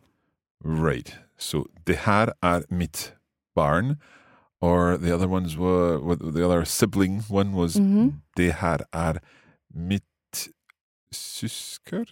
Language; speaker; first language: Swedish; non-native, learner; English